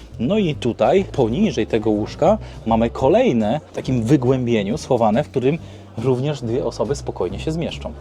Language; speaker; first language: Polish; native; Polish